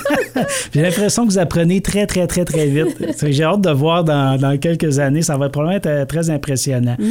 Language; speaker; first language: French; native; French